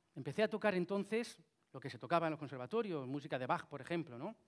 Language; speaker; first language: Spanish; native; Spanish